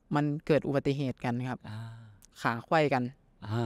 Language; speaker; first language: Thai; native; Thai